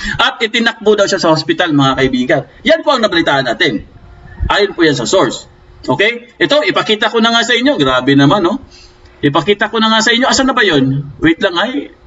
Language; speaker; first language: Filipino; non-native, local second language; Cebuano